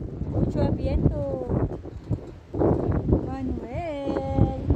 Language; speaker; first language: Spanish; non-native, learner; Filipino